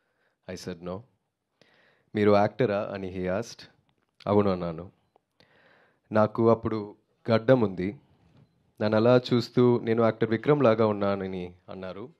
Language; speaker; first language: Telugu; non-native, local second language; Tamil